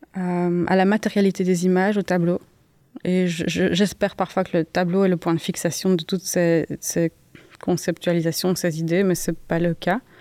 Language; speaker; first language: French; native; French